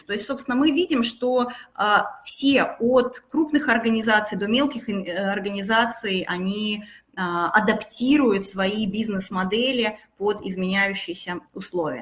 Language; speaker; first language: Russian; native; Russian